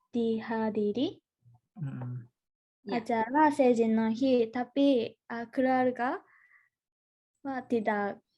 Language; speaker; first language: Indonesian; non-native, learner; Japanese